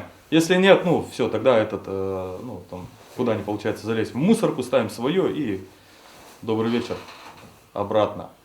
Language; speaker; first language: Russian; native; Russian